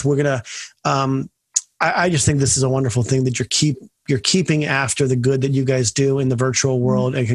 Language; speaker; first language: English; native; English